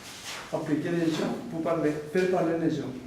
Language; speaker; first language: French; non-native, learner; Spanish